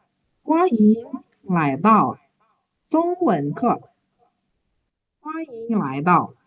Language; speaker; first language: Chinese; non-native, learner; Indonesian